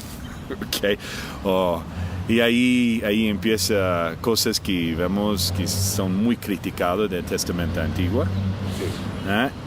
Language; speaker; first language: Spanish; non-native, fluent; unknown